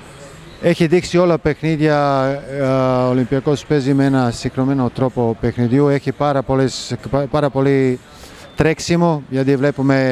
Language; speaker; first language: Greek; non-native, fluent; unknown